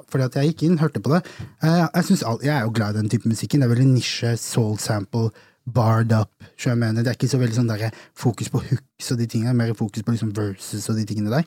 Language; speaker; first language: Norwegian; early bilingual, other home language; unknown